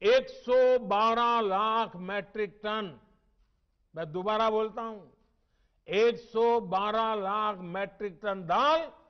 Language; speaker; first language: Hindi; non-native, local second language; Gujarati